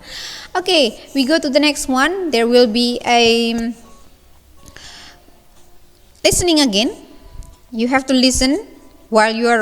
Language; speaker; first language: English; non-native, fluent; Indonesian